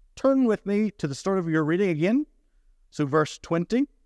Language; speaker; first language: English; native; English